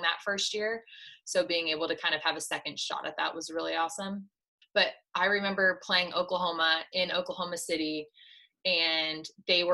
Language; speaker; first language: English; native; English